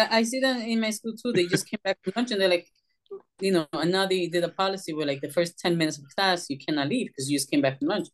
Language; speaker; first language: English; early bilingual, other home language; Spanish